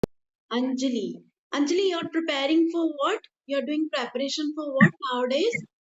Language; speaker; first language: English; non-native, local second language; Hindi